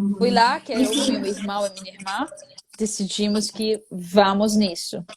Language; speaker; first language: Portuguese; non-native, fluent; Arabic